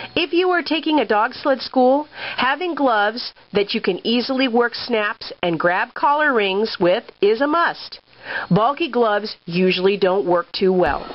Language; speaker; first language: English; native; English